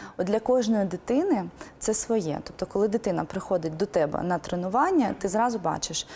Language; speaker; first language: Ukrainian; non-native, local second language; Russian